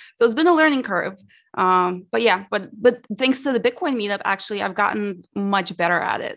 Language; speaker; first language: English; early bilingual, other home language; Russian